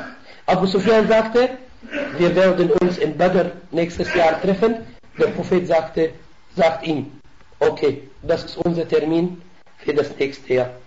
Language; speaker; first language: German; non-native, fluent; Arabic